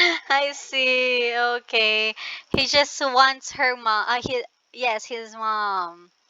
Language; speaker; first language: English; non-native, local second language; Filipino